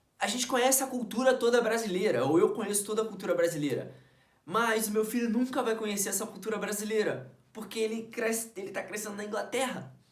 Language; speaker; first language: Portuguese; native; Portuguese